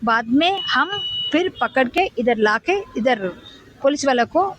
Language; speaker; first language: Hindi; non-native, local second language; Telugu